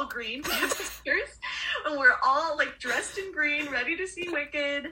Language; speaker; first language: English; native; English